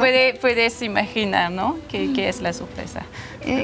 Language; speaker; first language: Spanish; non-native, learner; French